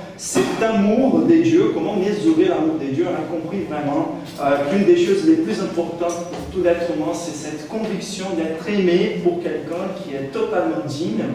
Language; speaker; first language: French; non-native, fluent; Portuguese